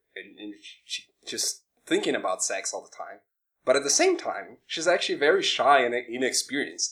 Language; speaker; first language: English; non-native, fluent; Portuguese